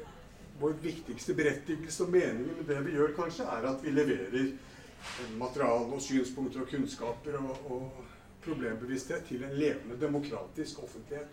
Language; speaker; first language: Norwegian; native; Norwegian